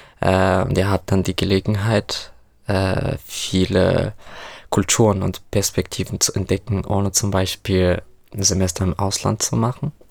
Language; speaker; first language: German; non-native, fluent; Arabic